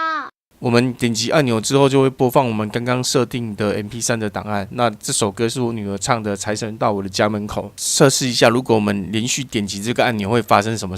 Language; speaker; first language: Chinese; native; Chinese